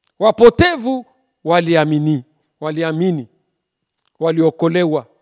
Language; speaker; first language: Swahili; native; Swahili